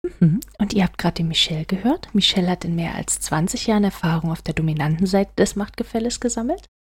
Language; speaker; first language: German; native; German